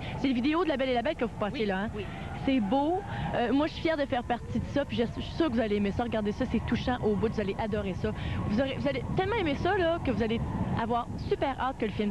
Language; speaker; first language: French; native; French